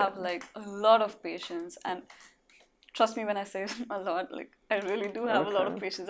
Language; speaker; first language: English; non-native, local second language; Marathi